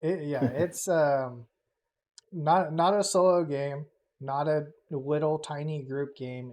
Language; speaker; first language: English; native; English